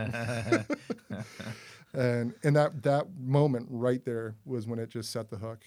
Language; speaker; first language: English; native; English